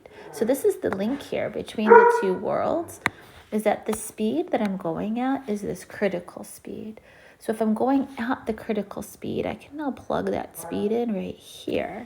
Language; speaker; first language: English; native; English